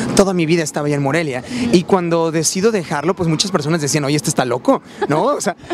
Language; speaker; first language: Spanish; native; Spanish